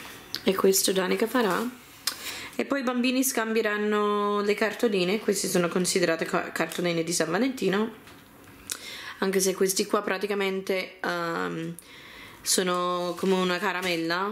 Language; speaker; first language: Italian; early bilingual, heritage; Italian